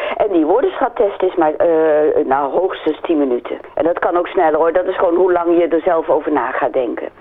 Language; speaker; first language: Dutch; native; Dutch